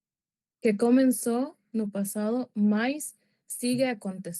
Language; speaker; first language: Portuguese; non-native, learner; Spanish